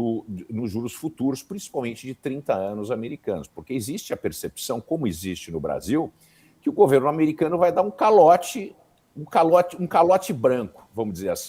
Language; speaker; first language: Portuguese; native; Portuguese